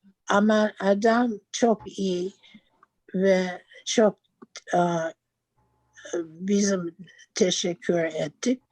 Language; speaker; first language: Turkish; non-native, learner; English